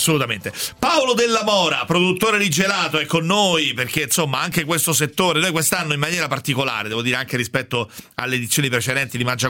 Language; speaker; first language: Italian; native; Italian